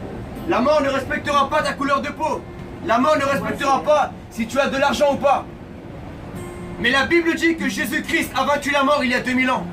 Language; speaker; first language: French; native; French